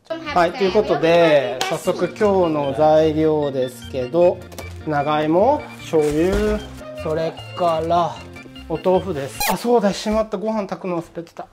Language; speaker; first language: Japanese; native; Japanese